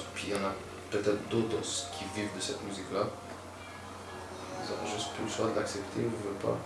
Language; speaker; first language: French; native; French